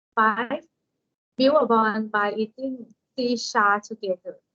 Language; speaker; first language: English; non-native, learner; Thai